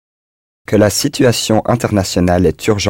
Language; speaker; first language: French; non-native, learner; English